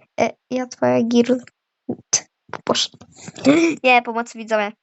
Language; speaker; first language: Polish; native; Polish